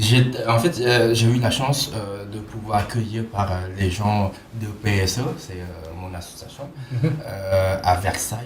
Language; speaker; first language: French; non-native, fluent; Khmer